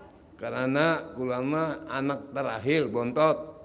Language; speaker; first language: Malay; non-native, local second language; Sundanese